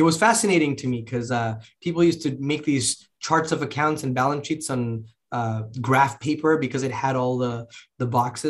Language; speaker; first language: English; early bilingual, other home language; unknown